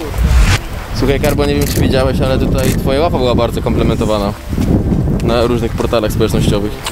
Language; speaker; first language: Polish; native; Polish